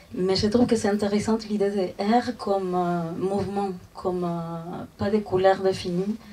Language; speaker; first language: French; non-native, fluent; Spanish